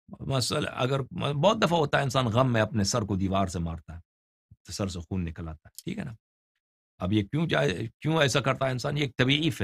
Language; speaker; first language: Urdu; non-native, fluent; Persian